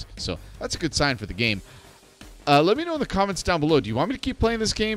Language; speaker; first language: English; native; English